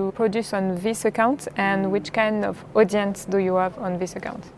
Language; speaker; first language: English; non-native, learner; French